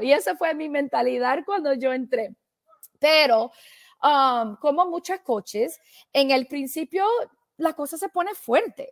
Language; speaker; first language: Spanish; early bilingual, heritage; Spanish